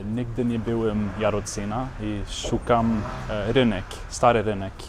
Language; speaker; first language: Polish; non-native, learner; English